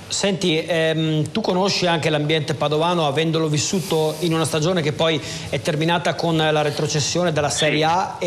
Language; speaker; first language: Italian; native; Italian